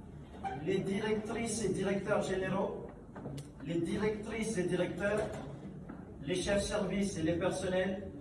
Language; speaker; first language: French; non-native, local second language; Malagasy